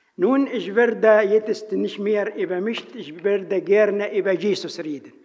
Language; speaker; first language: German; non-native, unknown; Arabic